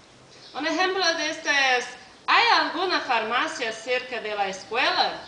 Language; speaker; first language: Spanish; non-native, learner; Portuguese